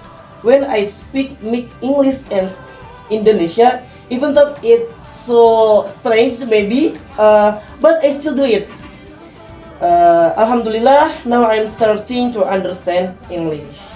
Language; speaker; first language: English; non-native, learner; Indonesian